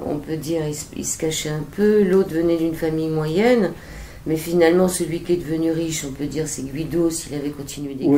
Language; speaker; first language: French; native; French